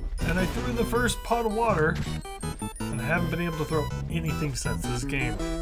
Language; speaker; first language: English; native; English